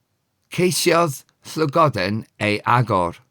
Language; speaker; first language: Welsh; non-native, fluent; English